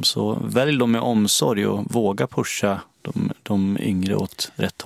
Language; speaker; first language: Swedish; native; Swedish